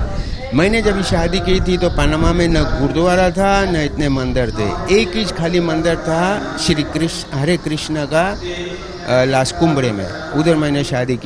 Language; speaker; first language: Hindi; non-native, local second language; Sindhi